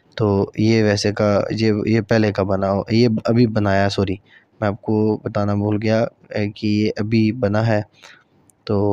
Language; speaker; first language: Urdu; non-native, local second language; Punjabi